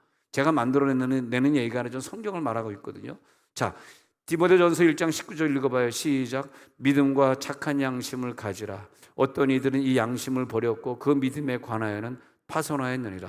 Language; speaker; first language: Korean; native; Korean